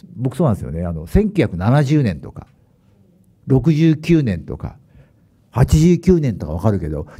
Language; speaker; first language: Japanese; native; Japanese